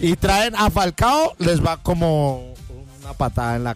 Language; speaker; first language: Spanish; native; Spanish